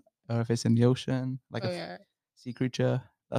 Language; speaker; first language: English; native; English